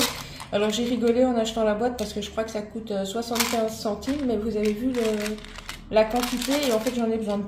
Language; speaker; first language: French; native; French